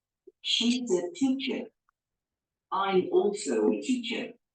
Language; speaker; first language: English; non-native, learner; Spanish